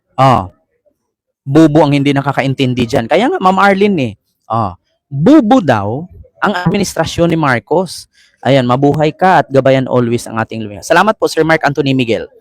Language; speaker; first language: Filipino; native; Filipino